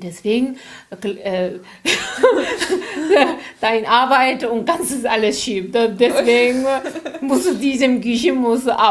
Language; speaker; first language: German; non-native, learner; Korean